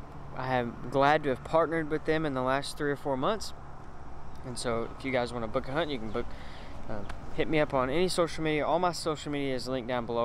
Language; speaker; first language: English; native; English